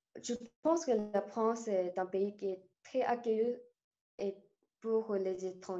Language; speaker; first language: French; non-native, learner; Korean